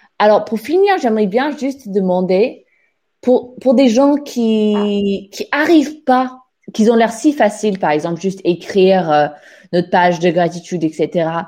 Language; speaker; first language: French; non-native, fluent; English